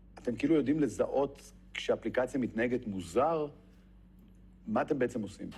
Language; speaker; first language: Hebrew; native; Hebrew